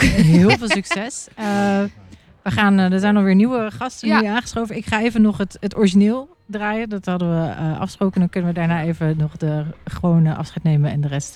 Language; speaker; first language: Dutch; early bilingual, heritage; Dutch